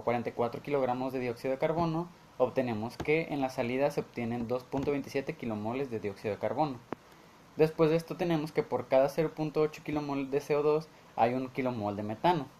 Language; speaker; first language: Spanish; native; Spanish